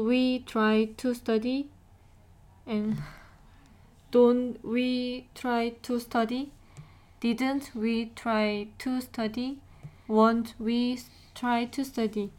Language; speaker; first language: English; non-native, learner; Korean